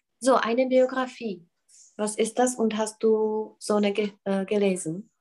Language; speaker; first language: German; non-native, fluent; Czech